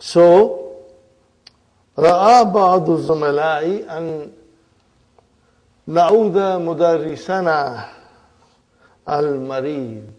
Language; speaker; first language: Arabic; non-native, fluent; English